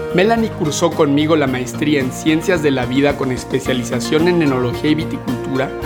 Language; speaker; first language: Spanish; native; Spanish